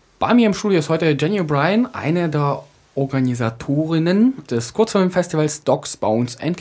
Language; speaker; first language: German; native; German